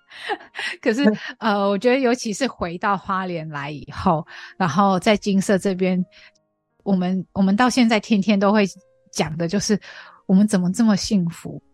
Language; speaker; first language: Chinese; non-native, fluent; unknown